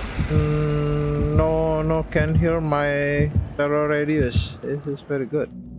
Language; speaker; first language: English; non-native, learner; Indonesian